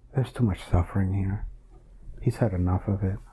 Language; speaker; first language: English; native; English